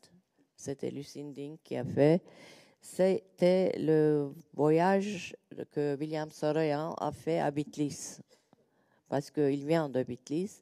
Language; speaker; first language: French; non-native, learner; Turkish